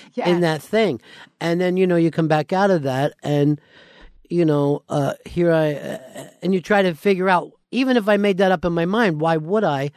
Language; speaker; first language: English; native; English